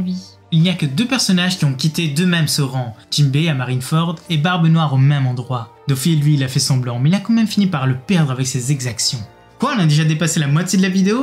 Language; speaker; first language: French; native; French